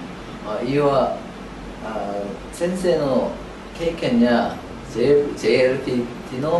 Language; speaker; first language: Japanese; non-native, learner; Korean